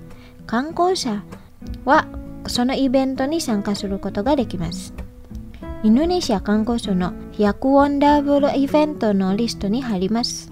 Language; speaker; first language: Japanese; non-native, fluent; Indonesian